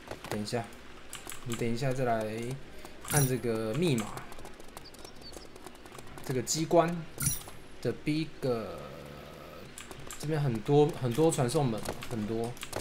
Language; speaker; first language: Chinese; native; Chinese